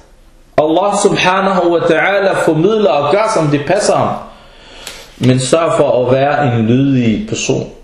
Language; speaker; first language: Danish; early bilingual, other home language; Arabic